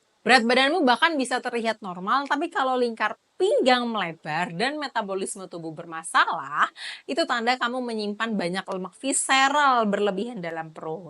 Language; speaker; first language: Indonesian; native; Indonesian